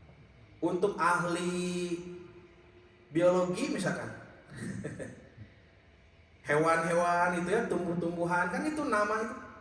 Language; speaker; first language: Indonesian; native; Indonesian